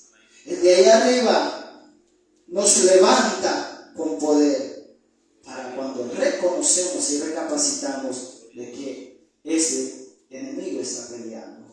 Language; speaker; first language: Spanish; native; Spanish